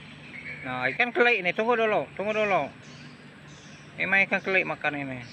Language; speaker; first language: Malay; non-native, local second language; Iban